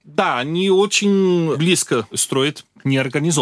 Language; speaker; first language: Russian; non-native, learner; Portuguese